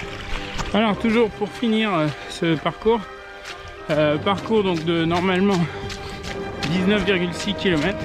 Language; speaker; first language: French; native; French